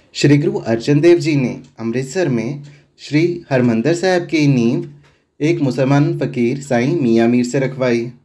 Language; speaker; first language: Hindi; non-native, local second language; Punjabi